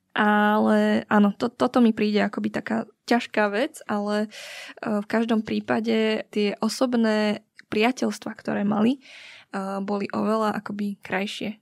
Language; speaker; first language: Slovak; early bilingual, other home language; Vietnamese